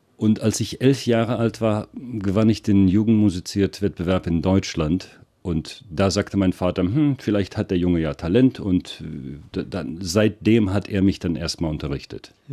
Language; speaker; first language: German; early bilingual, other home language; Russian